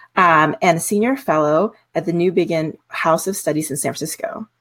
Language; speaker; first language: English; native; English